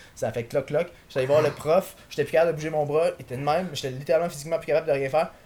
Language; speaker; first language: French; native; French